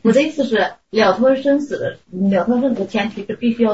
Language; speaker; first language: Chinese; native; Chinese